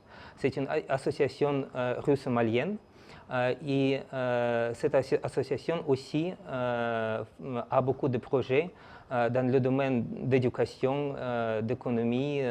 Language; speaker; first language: French; non-native, fluent; Russian